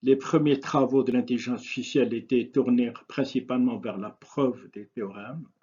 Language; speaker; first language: French; non-native, local second language; Arabic